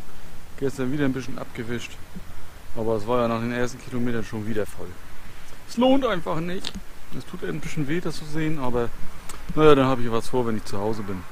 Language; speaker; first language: German; native; German